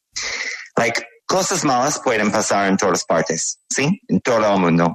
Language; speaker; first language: Spanish; non-native, learner; English